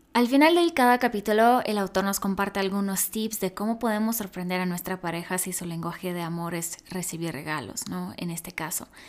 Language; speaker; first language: Spanish; early bilingual, other home language; Russian